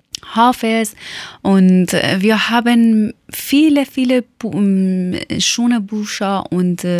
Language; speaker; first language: German; non-native, learner; Persian